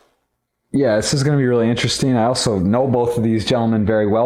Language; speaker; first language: English; native; English